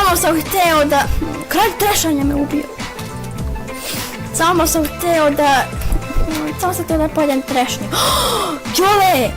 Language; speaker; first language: Bosnian; native; Bosnian